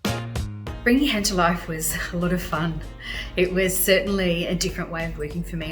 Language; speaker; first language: English; native; English